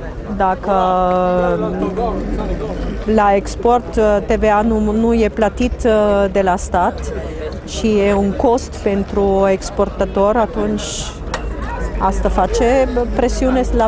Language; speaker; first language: Romanian; non-native, fluent; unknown